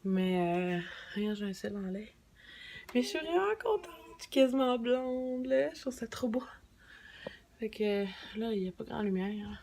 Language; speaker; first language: French; native; French